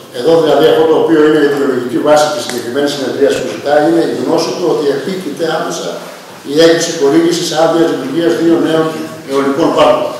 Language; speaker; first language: Greek; native; Greek